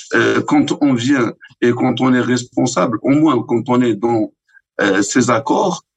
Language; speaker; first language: French; non-native, local second language; Arabic